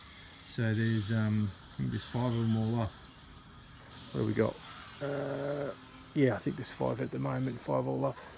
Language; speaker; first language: English; native; English